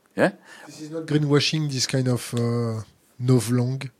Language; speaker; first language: English; non-native, learner; French